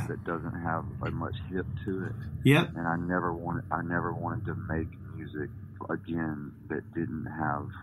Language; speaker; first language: English; native; English